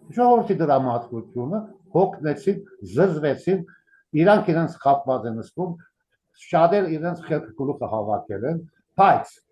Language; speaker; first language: Armenian; early bilingual, heritage; Armenian